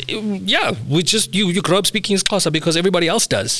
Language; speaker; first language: English; native; English